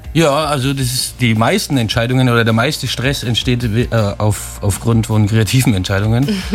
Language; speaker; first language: German; native; German